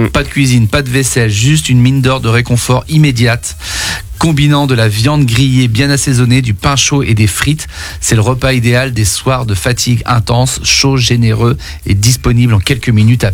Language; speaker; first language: French; native; French